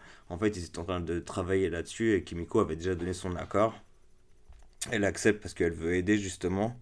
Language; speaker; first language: French; native; French